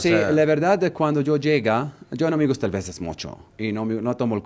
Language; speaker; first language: Spanish; non-native, learner; Arabic